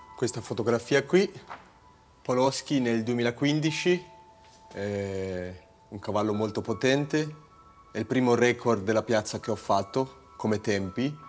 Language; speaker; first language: Italian; early bilingual, other home language; German